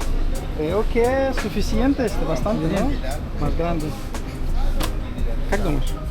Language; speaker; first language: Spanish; non-native, learner; Russian